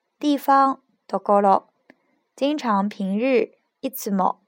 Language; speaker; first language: Japanese; non-native, fluent; Chinese